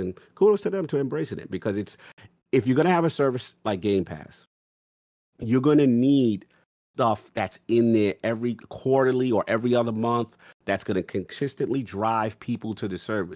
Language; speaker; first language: English; native; English